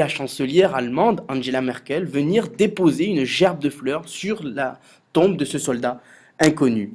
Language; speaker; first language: French; native; French